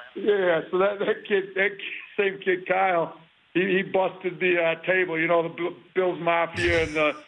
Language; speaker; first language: English; native; English